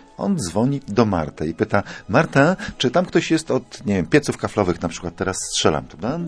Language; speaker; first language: Polish; native; Polish